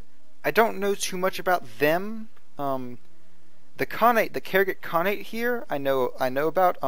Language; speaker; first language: English; native; English